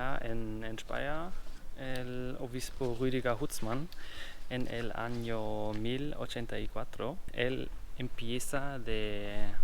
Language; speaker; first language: Spanish; non-native, learner; German